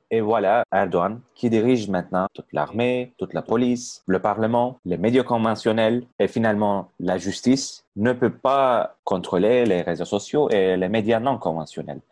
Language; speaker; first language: French; non-native, fluent; Turkish